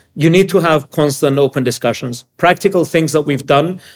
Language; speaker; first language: English; early bilingual, other home language; Greek